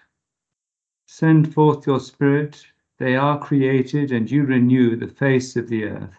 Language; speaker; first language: English; native; English